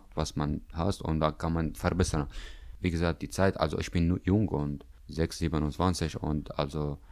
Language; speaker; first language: German; non-native, learner; Arabic